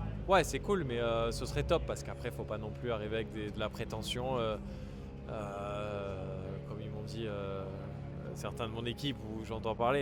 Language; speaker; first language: French; native; French